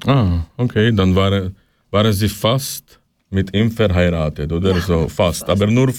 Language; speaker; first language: German; non-native, learner; Slovak